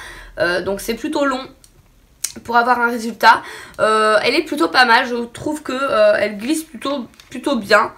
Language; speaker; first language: French; native; French